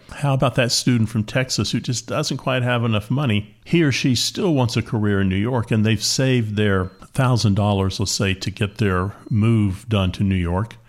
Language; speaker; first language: English; native; English